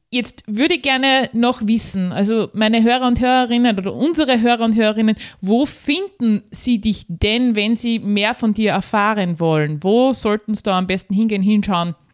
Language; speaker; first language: German; native; German